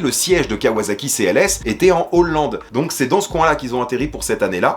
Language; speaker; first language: French; native; French